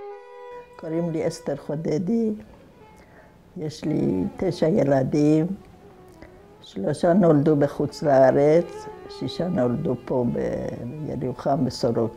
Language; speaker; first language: Hebrew; non-native, fluent; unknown